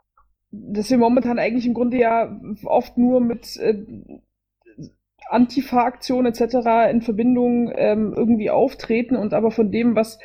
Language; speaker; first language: German; native; German